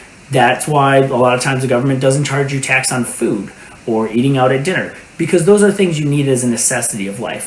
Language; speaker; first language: English; native; English